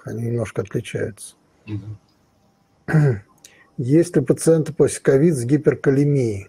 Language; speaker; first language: Russian; native; Russian